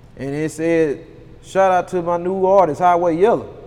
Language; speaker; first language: English; native; English